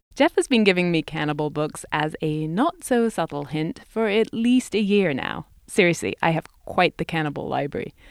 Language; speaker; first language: English; native; English